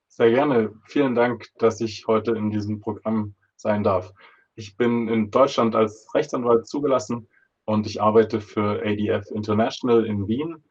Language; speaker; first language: German; native; German